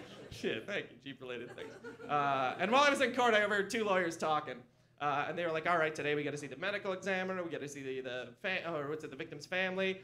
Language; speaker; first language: English; native; English